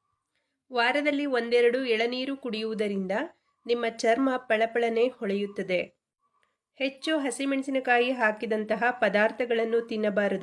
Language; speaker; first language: Kannada; native; Kannada